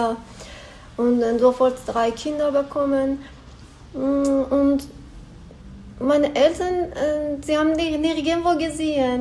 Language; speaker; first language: German; non-native, learner; Persian